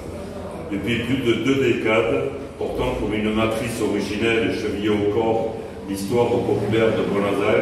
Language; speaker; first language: French; native; French